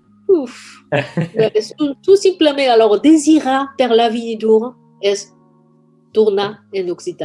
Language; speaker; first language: French; non-native, fluent; Japanese